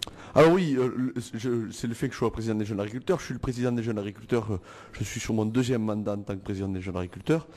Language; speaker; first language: French; native; French